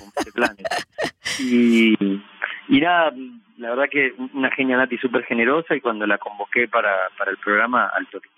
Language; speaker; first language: Spanish; native; Spanish